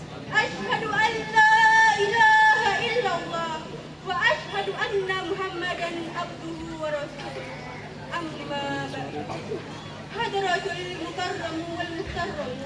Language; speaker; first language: Arabic; non-native, learner; Indonesian